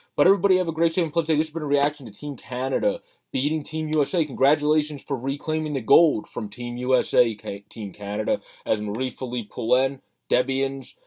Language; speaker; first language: English; native; English